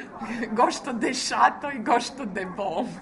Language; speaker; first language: Portuguese; non-native, fluent; Croatian